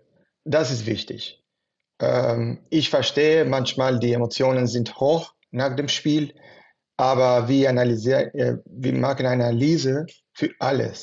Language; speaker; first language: German; non-native, fluent; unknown